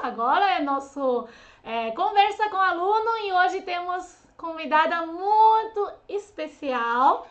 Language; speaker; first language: Portuguese; non-native, fluent; Chinese